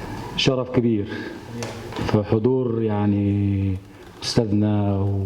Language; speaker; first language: Arabic; native; Arabic